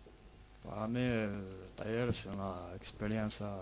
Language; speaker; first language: Spanish; non-native, learner; Arabic